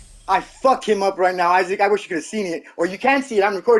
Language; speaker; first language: English; native; English